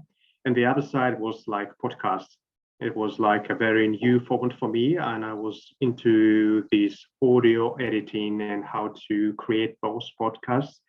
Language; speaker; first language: English; non-native, fluent; Russian